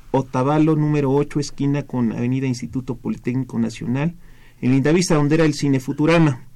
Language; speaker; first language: Spanish; native; Spanish